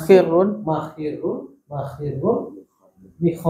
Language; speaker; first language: Arabic; non-native, learner; Indonesian